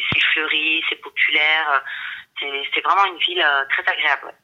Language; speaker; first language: French; native; French